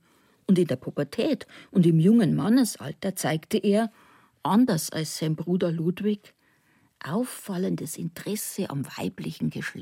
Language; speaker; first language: German; native; German